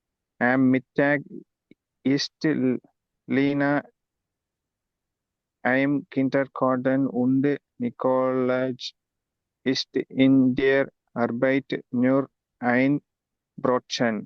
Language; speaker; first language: German; non-native, learner; Tamil